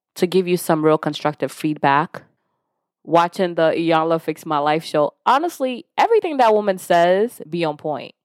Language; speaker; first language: English; early bilingual, other home language; Yoruba